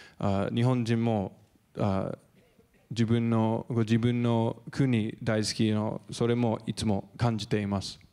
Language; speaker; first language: Japanese; non-native, learner; English